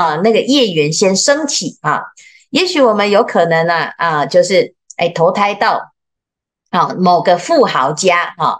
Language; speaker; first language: Chinese; native; Chinese